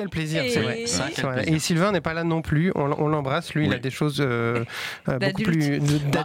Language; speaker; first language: French; native; French